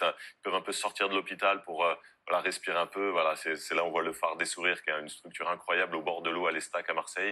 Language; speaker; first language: French; native; French